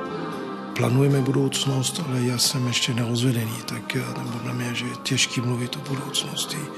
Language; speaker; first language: Czech; early bilingual, heritage; Czech